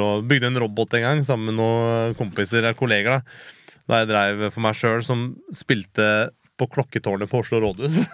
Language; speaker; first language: Norwegian; early bilingual, other home language; Persian